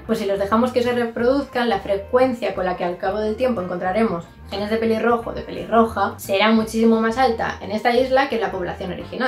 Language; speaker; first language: Spanish; native; Spanish